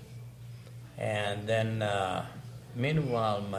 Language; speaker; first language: English; non-native, fluent; Greek